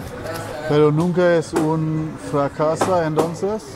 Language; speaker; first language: Spanish; non-native, learner; English